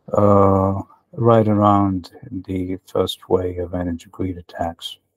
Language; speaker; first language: English; non-native, fluent; Ukrainian